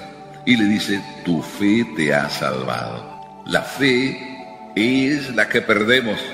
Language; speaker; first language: Spanish; native; Spanish